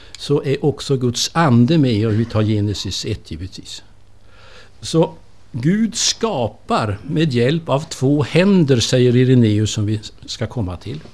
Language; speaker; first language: Swedish; native; Swedish